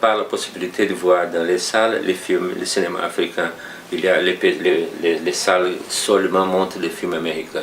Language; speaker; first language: French; non-native, fluent; Portuguese